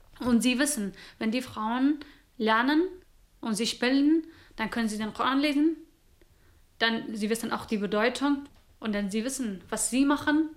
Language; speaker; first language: German; non-native, fluent; Persian